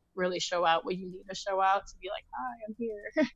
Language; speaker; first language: English; native; English